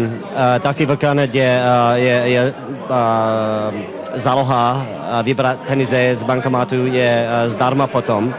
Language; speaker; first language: Czech; non-native, learner; English